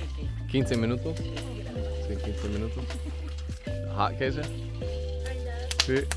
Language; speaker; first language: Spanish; non-native, learner; English